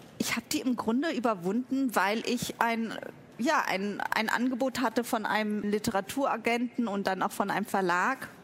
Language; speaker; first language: German; early bilingual, other home language; Vietnamese